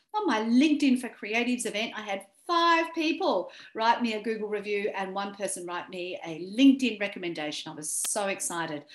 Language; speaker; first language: English; native; English